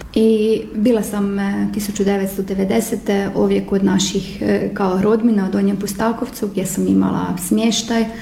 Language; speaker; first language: Croatian; early bilingual, heritage; Croatian